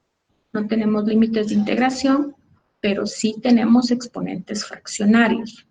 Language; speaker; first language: Spanish; native; Spanish